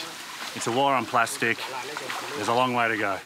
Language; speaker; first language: English; native; English